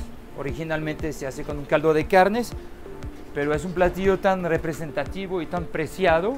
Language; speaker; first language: Spanish; non-native, fluent; French